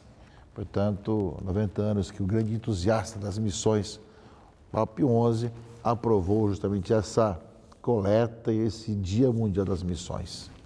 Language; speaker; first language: Portuguese; native; Portuguese